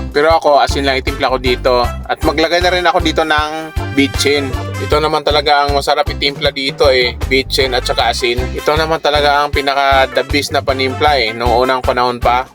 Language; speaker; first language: Filipino; non-native, local second language; Cebuano